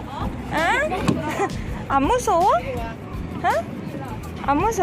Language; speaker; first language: Korean; non-native, learner; Filipino